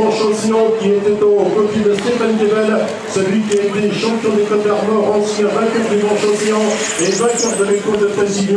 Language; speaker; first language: French; native; French